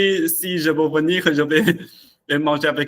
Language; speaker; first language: French; non-native, learner; Chinese